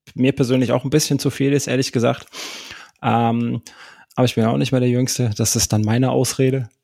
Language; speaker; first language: German; native; German